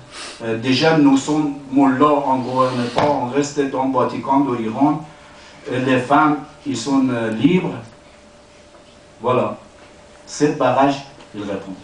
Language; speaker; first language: French; non-native, learner; Persian